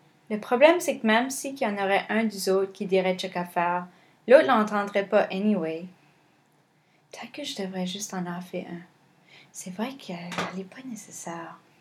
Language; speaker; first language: French; native; French